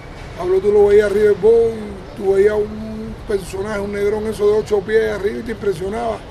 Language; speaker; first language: Spanish; native; Spanish